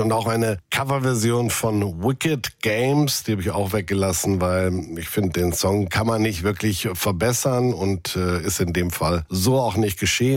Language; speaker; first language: German; native; German